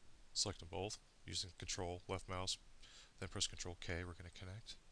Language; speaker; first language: English; native; English